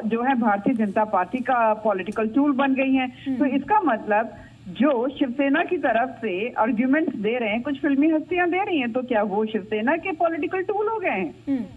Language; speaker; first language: Hindi; native; Hindi